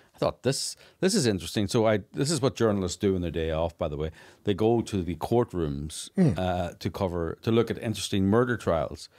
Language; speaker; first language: English; native; English